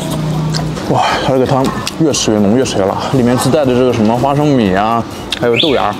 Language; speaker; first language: Chinese; native; Chinese